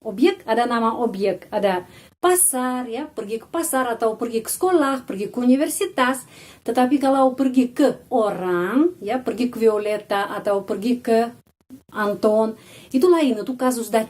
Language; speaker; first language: Indonesian; non-native, fluent; Russian